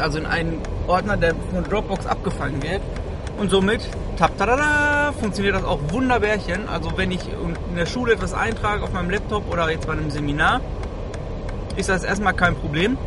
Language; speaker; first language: German; native; German